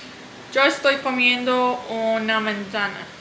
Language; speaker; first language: Spanish; non-native, learner; English